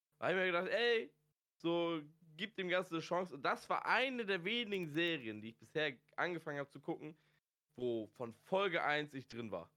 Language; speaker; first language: German; native; German